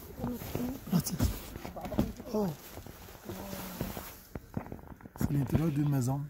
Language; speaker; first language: French; non-native, learner; Bulgarian